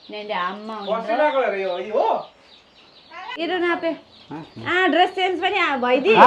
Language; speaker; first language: Malayalam; non-native, learner; Nepali